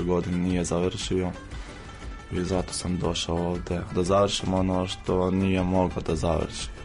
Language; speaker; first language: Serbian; non-native, fluent; Arabic